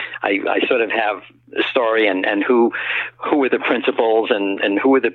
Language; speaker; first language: English; native; English